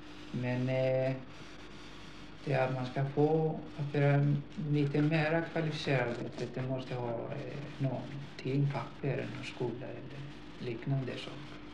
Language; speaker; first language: Swedish; non-native, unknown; Greek